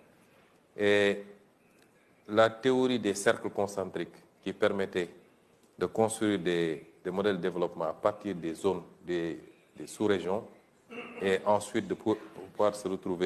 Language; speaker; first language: French; non-native, local second language; Wolof